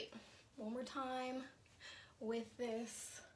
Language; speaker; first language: English; native; English